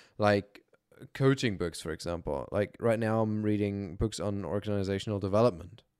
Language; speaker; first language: English; non-native, fluent; German